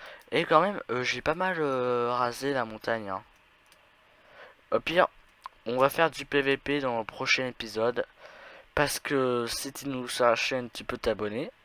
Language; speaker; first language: French; native; French